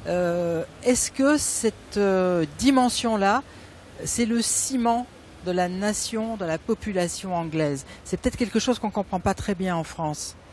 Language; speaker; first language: French; native; French